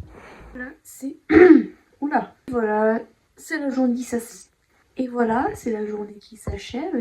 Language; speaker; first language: French; native; French